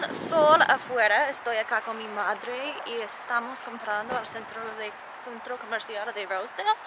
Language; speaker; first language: Spanish; non-native, learner; English